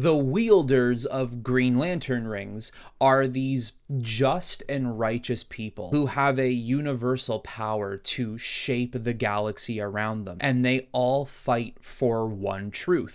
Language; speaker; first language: English; native; English